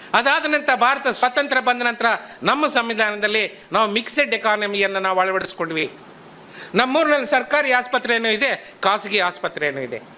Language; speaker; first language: Kannada; non-native, local second language; Telugu